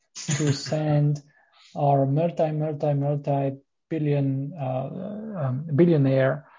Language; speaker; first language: English; non-native, fluent; French